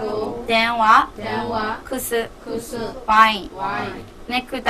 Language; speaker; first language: Japanese; non-native, fluent; Burmese